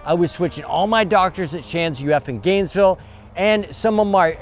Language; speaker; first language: English; native; English